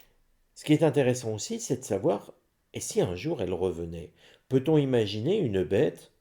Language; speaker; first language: French; native; French